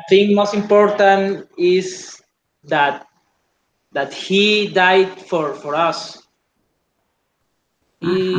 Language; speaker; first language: English; non-native, learner; Spanish